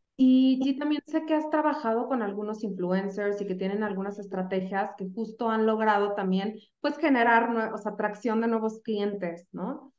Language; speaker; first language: Spanish; native; Spanish